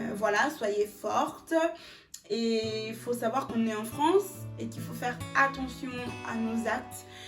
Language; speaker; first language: French; early bilingual, other home language; Lingala